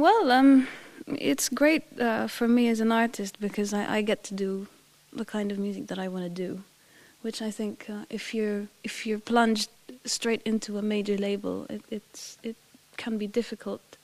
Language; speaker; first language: English; native; English